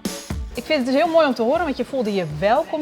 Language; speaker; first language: Dutch; native; Dutch